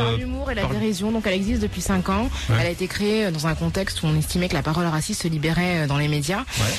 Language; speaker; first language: French; native; French